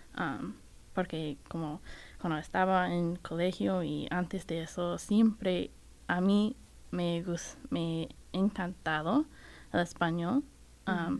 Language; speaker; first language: Spanish; non-native, fluent; English